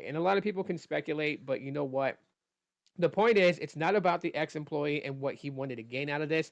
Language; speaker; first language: English; native; English